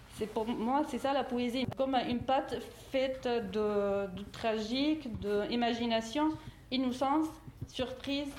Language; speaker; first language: French; non-native, fluent; Arabic